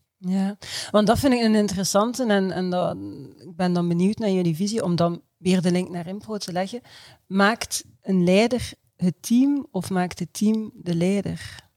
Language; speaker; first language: Dutch; native; Dutch